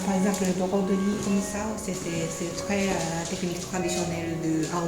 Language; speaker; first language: French; non-native, learner; Japanese